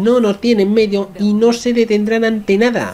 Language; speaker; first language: Spanish; native; Spanish